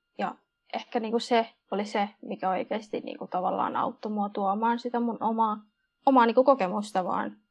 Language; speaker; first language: Finnish; early bilingual, other home language; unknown